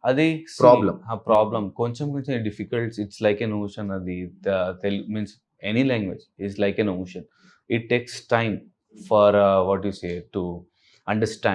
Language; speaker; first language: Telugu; non-native, learner; Urdu